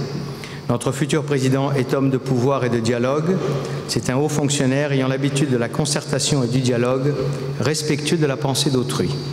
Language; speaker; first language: French; native; French